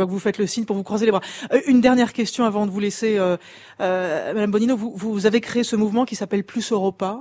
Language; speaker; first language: French; native; French